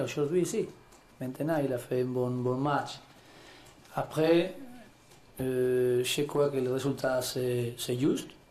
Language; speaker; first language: French; non-native, learner; Spanish